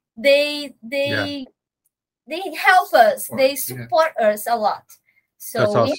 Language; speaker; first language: English; non-native, learner; Portuguese